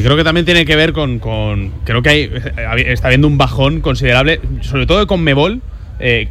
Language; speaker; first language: Spanish; native; Spanish